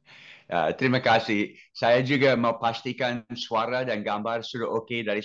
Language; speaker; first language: Indonesian; non-native, fluent; English